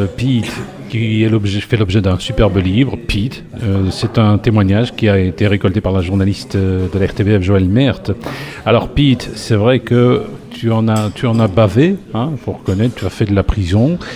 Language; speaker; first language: French; native; French